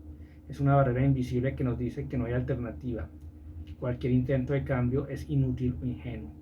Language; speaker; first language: Spanish; native; Spanish